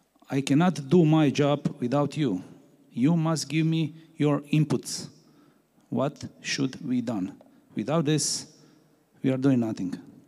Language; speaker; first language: English; non-native, learner; Croatian